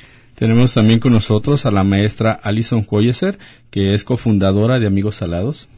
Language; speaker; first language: Spanish; native; Spanish